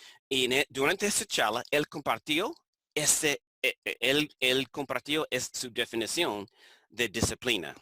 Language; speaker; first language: Spanish; non-native, fluent; English